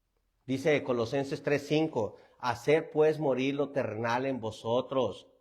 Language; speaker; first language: Spanish; native; Spanish